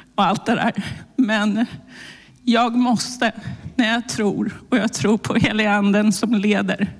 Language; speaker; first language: Swedish; early bilingual, other home language; Finnish